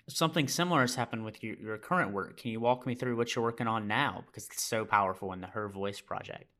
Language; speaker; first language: English; native; English